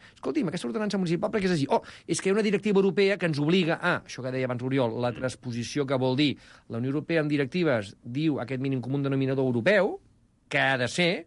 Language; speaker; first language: Catalan; native; Catalan